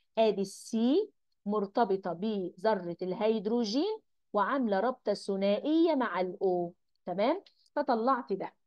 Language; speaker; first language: Arabic; native; Arabic